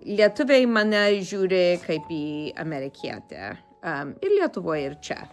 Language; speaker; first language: Lithuanian; early bilingual, heritage; Lithuanian